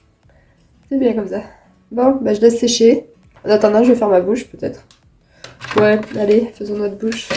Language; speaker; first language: French; native; French